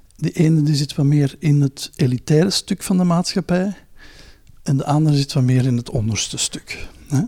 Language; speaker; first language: Dutch; native; Dutch